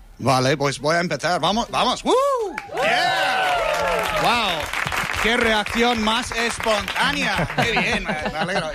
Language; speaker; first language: Spanish; non-native, fluent; English